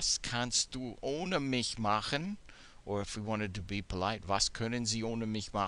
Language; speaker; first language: German; non-native, fluent; English